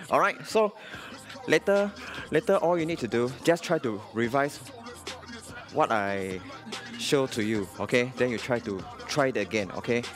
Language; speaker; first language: English; non-native, local second language; Chinese